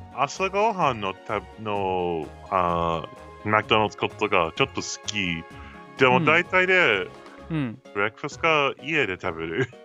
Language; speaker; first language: Japanese; non-native, learner; English